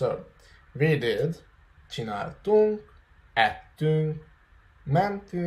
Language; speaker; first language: Hungarian; non-native, fluent; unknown